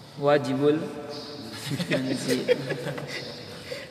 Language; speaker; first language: Arabic; non-native, fluent; Indonesian